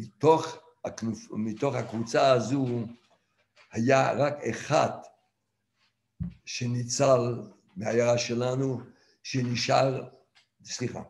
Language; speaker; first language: Hebrew; non-native, fluent; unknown